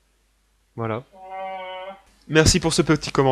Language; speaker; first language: French; native; French